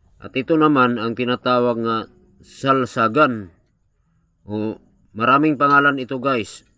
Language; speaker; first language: Filipino; non-native, local second language; Cebuano